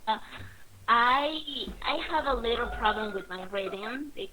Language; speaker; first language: English; non-native, learner; Spanish